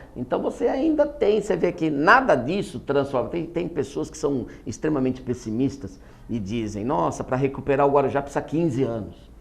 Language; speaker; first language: Portuguese; native; Portuguese